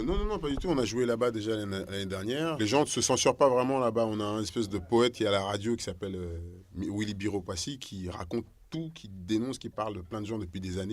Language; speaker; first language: French; native; French